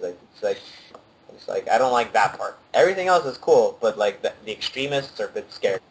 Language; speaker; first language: English; native; English